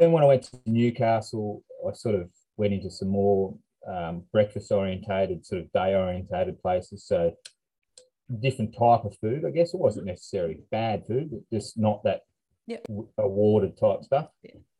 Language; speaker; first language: English; native; English